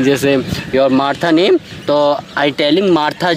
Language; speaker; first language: English; non-native, learner; Hindi